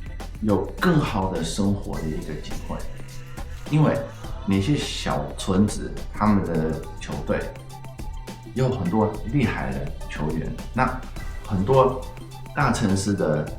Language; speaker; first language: Chinese; non-native, fluent; Dutch